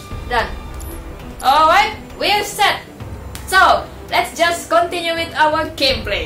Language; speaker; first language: English; non-native, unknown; Indonesian